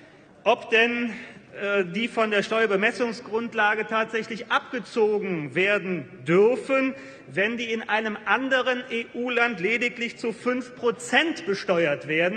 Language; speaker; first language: German; native; German